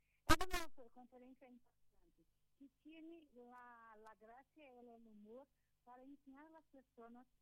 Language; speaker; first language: Spanish; non-native, fluent; Portuguese